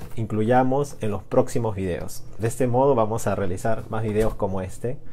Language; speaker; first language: Spanish; native; Spanish